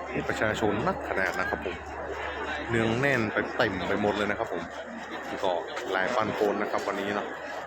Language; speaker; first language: Thai; native; Thai